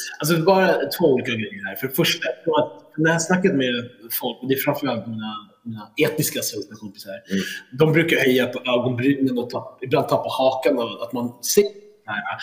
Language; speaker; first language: Swedish; early bilingual, other home language; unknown